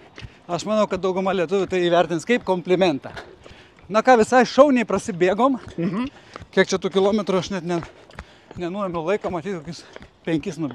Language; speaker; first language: Lithuanian; native; Lithuanian